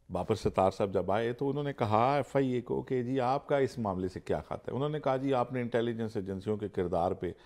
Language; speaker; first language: Urdu; native; Urdu